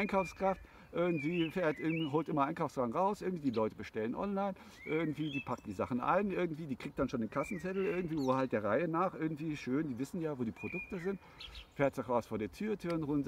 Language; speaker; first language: German; native; German